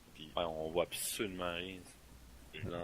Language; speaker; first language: French; native; French